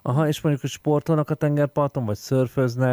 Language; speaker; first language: Hungarian; native; Hungarian